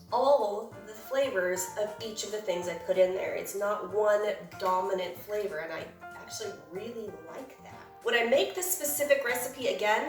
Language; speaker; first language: English; native; English